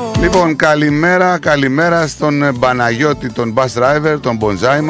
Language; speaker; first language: Greek; early bilingual, heritage; Greek